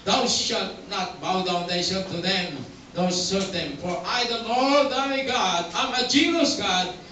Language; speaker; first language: English; non-native, local second language; Filipino